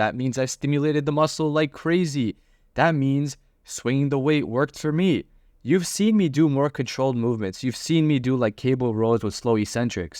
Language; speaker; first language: English; native; English